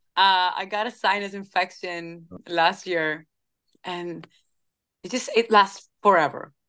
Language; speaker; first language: English; non-native, fluent; Spanish